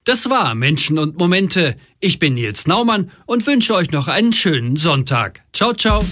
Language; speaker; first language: German; native; German